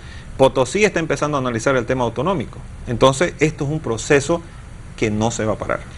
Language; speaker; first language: Spanish; native; Spanish